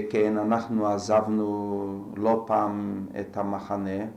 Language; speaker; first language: Hebrew; non-native, fluent; Slovak